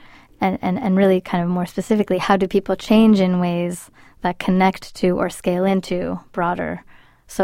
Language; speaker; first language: English; early bilingual, other home language; Spanish